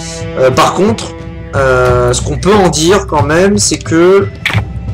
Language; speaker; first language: French; native; French